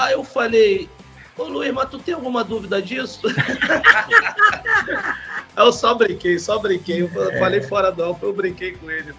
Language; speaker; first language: Portuguese; native; Portuguese